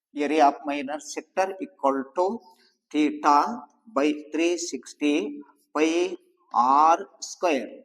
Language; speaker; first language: English; non-native, local second language; Kannada